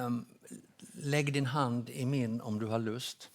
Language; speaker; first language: Swedish; native; Swedish